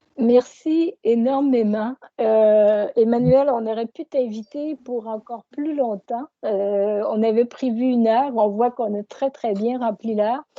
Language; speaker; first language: French; native; French